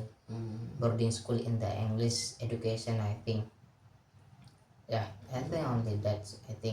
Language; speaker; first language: English; non-native, learner; Indonesian